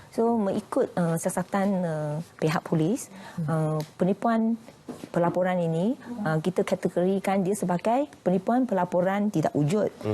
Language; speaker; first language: Malay; native; Malay